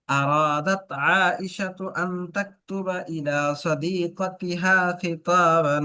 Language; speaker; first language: Arabic; non-native, fluent; Bangla